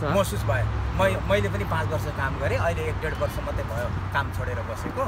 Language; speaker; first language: Nepali; native; Nepali